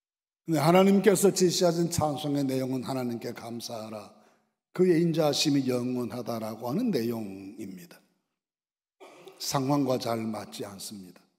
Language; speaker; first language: Korean; native; Korean